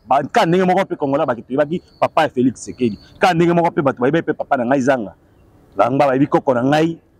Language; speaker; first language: Lingala; native; Lingala